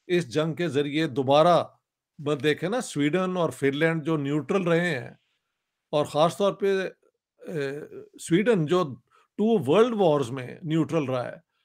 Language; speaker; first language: Urdu; non-native, local second language; Punjabi